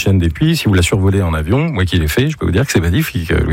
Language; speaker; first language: French; native; French